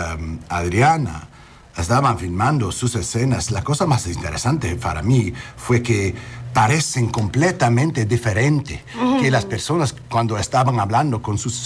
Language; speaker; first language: Spanish; early bilingual, heritage; Spanish